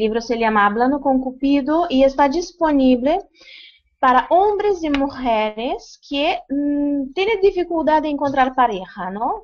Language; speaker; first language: Spanish; non-native, fluent; Portuguese